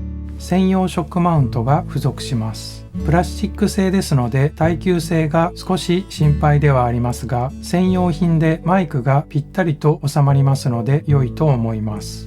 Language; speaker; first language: Japanese; native; Japanese